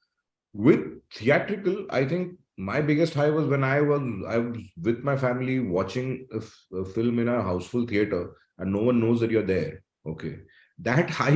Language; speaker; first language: English; non-native, local second language; Malayalam